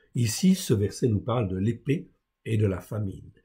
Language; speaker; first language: French; native; French